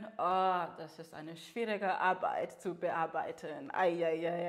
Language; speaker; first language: German; non-native, learner; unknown